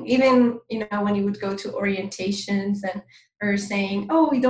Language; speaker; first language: English; non-native, fluent; Persian